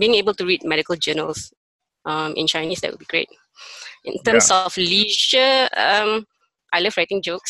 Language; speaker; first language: English; non-native, local second language; Malay